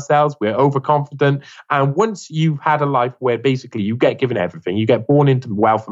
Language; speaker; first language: English; native; English